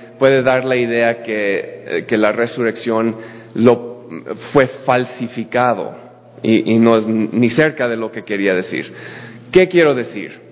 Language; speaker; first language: Spanish; non-native, fluent; English